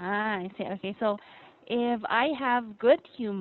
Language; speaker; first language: English; non-native, fluent; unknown